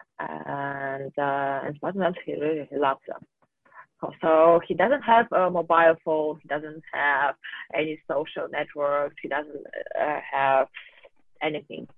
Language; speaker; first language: English; non-native, fluent; Russian